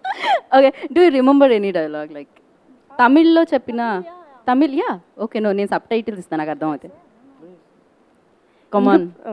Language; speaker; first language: Telugu; native; Telugu